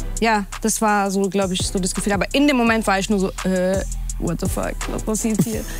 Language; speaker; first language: German; early bilingual, other home language; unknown